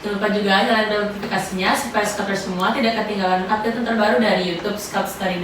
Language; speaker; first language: Indonesian; non-native, local second language; Minangkabau